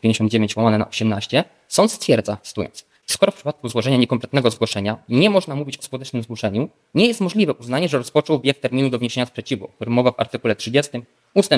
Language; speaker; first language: Polish; native; Polish